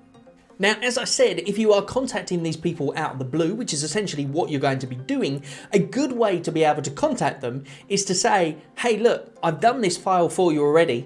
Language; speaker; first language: English; native; English